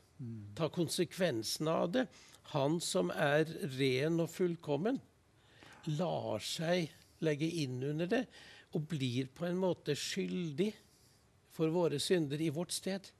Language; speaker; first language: Norwegian; native; Norwegian